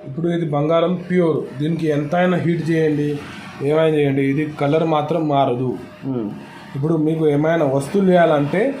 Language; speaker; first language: Telugu; non-native, fluent; Marathi